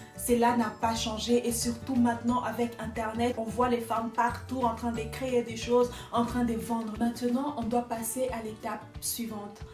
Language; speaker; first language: French; non-native, local second language; Lingala